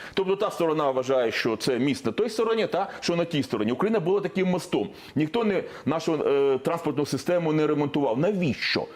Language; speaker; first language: Ukrainian; non-native, local second language; Russian